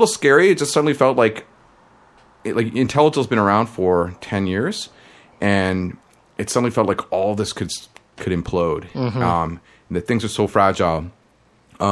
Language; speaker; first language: English; native; English